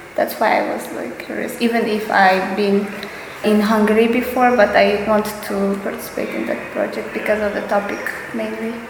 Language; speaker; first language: English; non-native, fluent; Russian